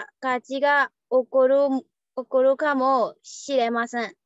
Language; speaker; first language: Japanese; non-native, learner; Burmese